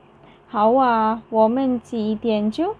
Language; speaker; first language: Chinese; non-native, learner; Malay